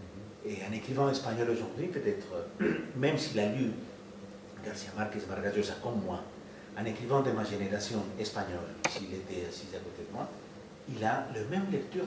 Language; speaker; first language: French; non-native, fluent; Spanish